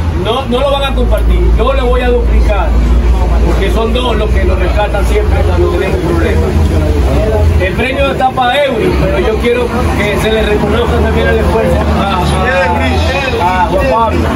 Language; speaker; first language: Spanish; native; Spanish